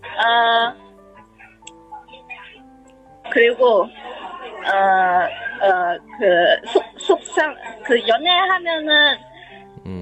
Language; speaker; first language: Korean; non-native, learner; Chinese